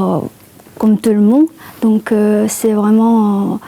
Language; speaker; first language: French; non-native, fluent; Korean